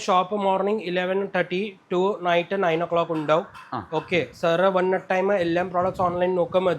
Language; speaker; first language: Malayalam; non-native, fluent; Hindi